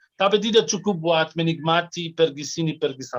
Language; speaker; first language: Indonesian; non-native, fluent; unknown